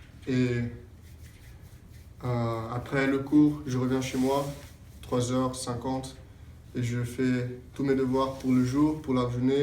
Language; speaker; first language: French; non-native, fluent; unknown